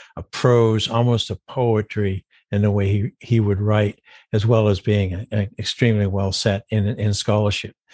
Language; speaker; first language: English; native; English